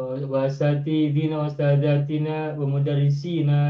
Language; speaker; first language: Arabic; non-native, fluent; Indonesian